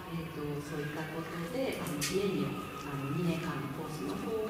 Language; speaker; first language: Japanese; native; Japanese